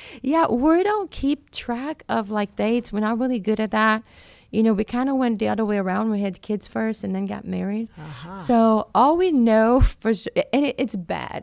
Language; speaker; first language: English; non-native, fluent; Portuguese